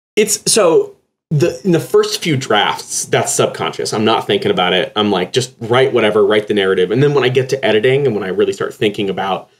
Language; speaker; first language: English; native; English